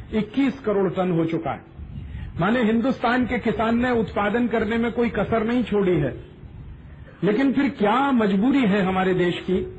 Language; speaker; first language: Hindi; native; Hindi